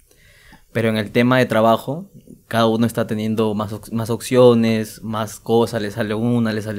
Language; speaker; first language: Spanish; native; Spanish